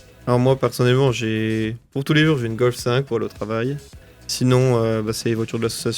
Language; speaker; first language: French; native; French